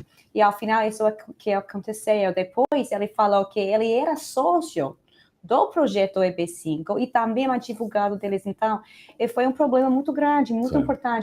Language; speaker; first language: Portuguese; non-native, fluent; Spanish